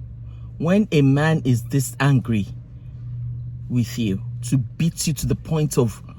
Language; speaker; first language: English; non-native, local second language; Yoruba